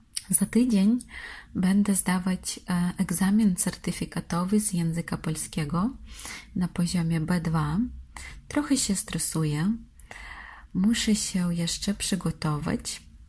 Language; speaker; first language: Polish; non-native, fluent; Russian